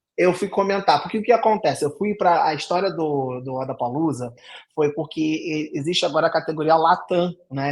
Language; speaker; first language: Portuguese; native; Portuguese